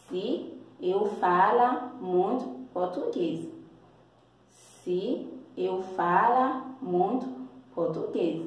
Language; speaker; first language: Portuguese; non-native, learner; Haitian Creole